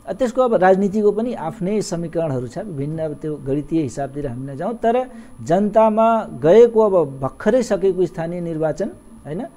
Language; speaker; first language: Nepali; non-native, local second language; Awadhi